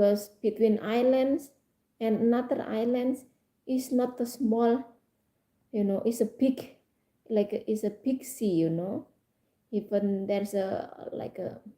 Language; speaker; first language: English; non-native, fluent; Indonesian